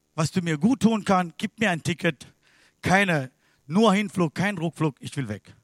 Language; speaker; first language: German; non-native, learner; Sinhala